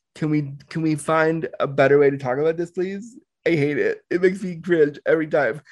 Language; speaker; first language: English; native; English